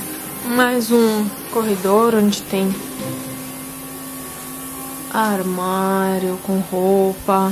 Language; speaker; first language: Portuguese; non-native, fluent; Russian